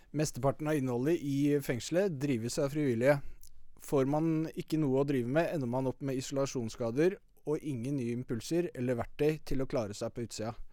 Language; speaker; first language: Norwegian; native; Norwegian